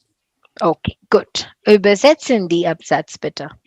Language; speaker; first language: German; non-native, fluent; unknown